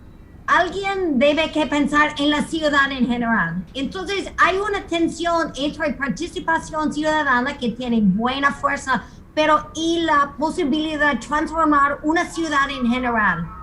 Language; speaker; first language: Spanish; non-native, fluent; English